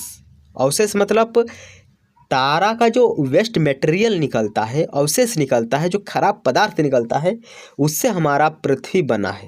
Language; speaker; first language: Hindi; native; Hindi